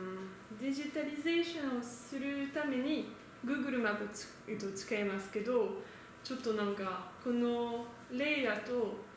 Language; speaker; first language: Japanese; non-native, learner; French